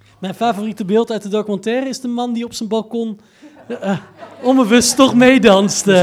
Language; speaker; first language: Dutch; native; Dutch